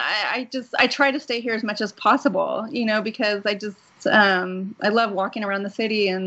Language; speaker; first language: English; native; English